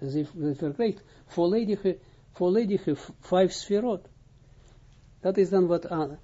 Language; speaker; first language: Dutch; non-native, fluent; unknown